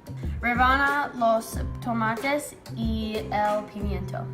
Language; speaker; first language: Spanish; non-native, learner; English